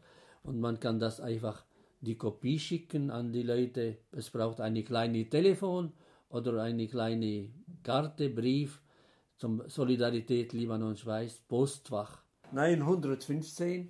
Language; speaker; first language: German; non-native, fluent; Arabic